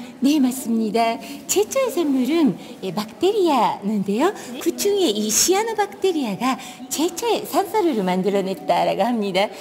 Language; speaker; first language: Korean; non-native, fluent; Japanese